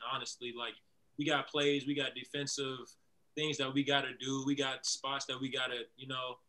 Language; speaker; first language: English; native; English